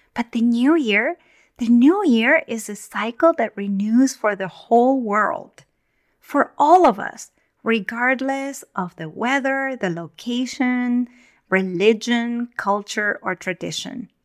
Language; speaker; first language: English; non-native, fluent; Spanish